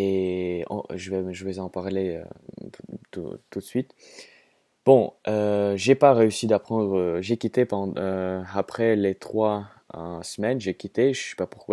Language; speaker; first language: French; non-native, fluent; Russian